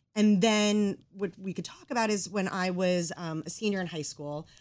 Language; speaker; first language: English; native; English